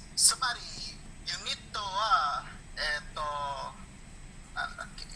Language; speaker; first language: Japanese; non-native, learner; Indonesian